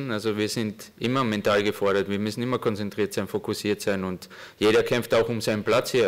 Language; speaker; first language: German; native; German